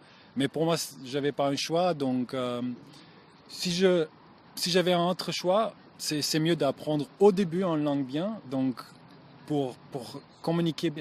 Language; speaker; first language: French; non-native, learner; German